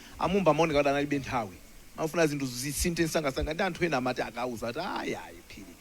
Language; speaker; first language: Nyanja; non-native, local second language; Tumbuka